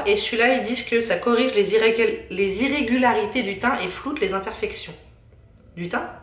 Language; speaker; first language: French; native; French